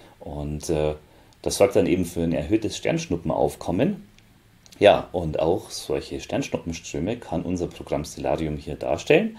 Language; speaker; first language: German; native; German